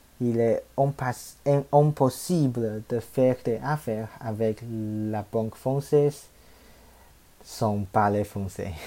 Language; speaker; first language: French; non-native, learner; Chinese